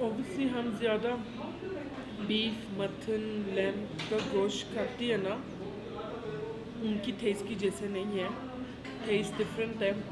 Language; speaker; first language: Hindi; non-native, fluent; Turkish